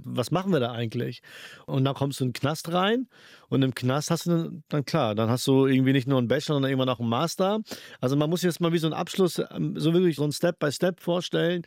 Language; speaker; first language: German; early bilingual, other home language; Urdu